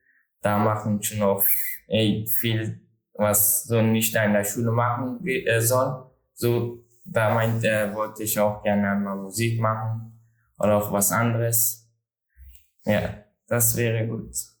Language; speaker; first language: German; non-native, learner; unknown